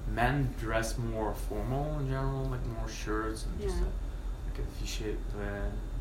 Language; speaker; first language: English; non-native, fluent; Dutch